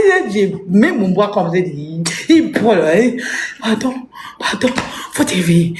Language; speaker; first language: French; non-native, local second language; Lingala